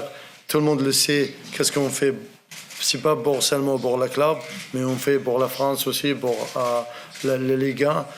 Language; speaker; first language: French; non-native, learner; Arabic